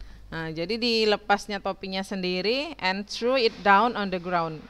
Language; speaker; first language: English; non-native, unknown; Indonesian